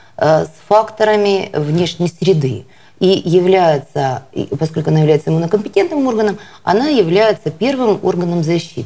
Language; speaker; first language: Russian; native; Russian